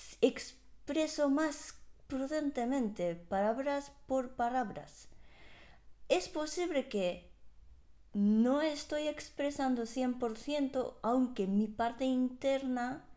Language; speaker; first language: Spanish; non-native, fluent; Japanese